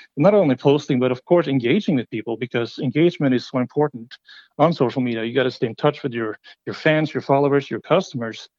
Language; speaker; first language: English; non-native, fluent; Norwegian